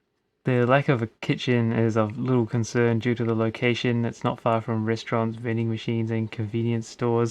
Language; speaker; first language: English; native; English